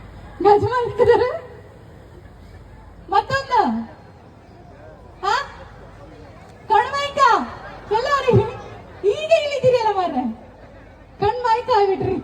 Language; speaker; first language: Kannada; native; Kannada